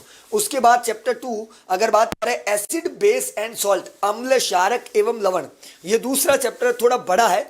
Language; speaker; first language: Hindi; native; Hindi